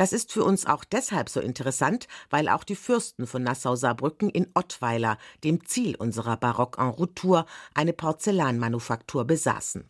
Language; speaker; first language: German; native; German